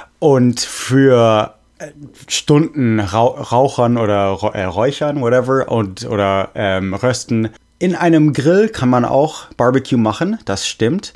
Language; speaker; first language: German; non-native, fluent; English